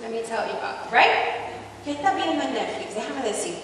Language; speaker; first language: Spanish; early bilingual, heritage; Spanish